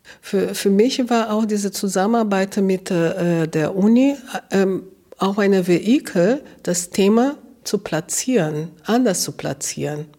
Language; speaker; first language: German; non-native, fluent; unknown